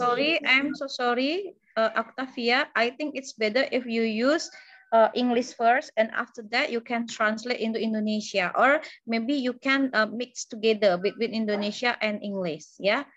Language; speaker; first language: English; non-native, fluent; Indonesian